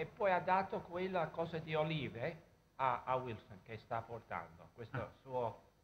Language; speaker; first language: Italian; non-native, fluent; English